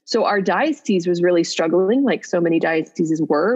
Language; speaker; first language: English; native; English